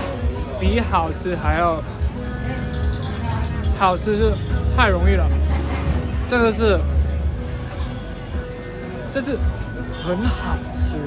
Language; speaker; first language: Chinese; non-native, learner; Thai